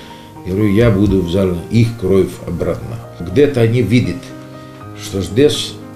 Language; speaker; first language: Russian; non-native, learner; Greek